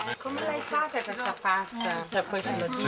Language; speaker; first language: Italian; native; Italian